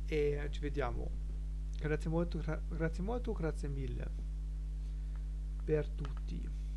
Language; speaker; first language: Italian; non-native, learner; German